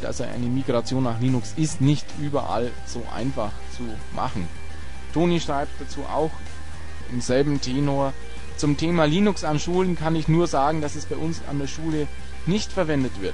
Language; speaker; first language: German; native; German